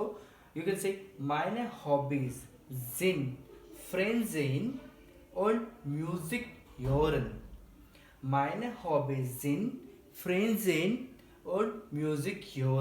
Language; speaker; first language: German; non-native, fluent; Hindi